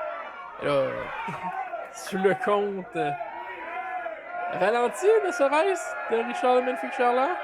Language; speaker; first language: French; native; French